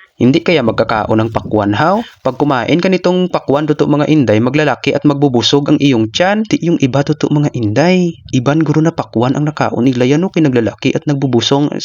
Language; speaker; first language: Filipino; non-native, local second language; Hiligaynon